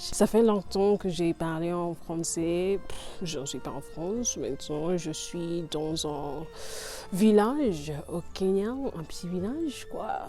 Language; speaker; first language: French; non-native, learner; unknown